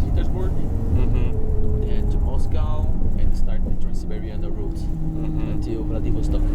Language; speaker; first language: English; non-native, fluent; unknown